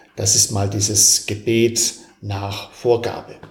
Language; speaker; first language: German; native; German